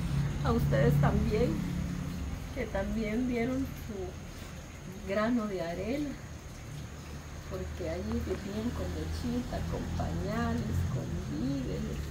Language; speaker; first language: Spanish; native; Spanish